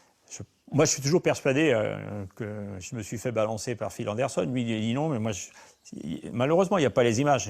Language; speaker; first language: French; native; French